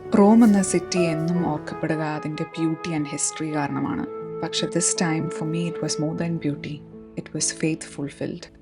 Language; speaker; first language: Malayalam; early bilingual, heritage; Malayalam